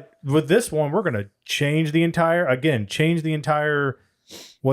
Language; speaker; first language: English; native; English